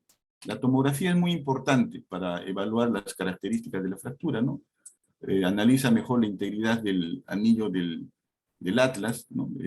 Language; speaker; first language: Spanish; native; Spanish